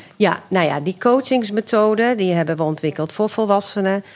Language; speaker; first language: Dutch; early bilingual, other home language; Swedish